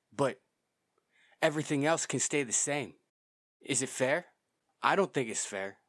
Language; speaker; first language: English; native; English